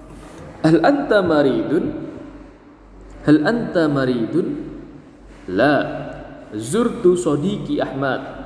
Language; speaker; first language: Arabic; non-native, fluent; Indonesian